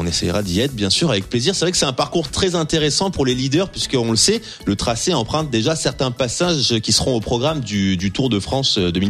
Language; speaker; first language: French; native; French